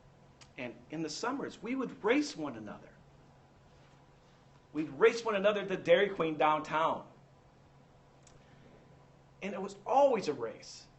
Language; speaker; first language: English; native; English